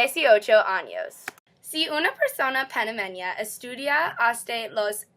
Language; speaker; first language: Spanish; non-native, learner; English